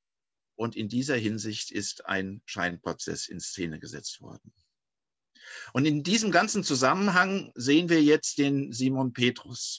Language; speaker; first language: German; native; German